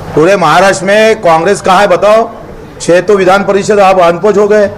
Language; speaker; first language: Hindi; non-native, local second language; Marathi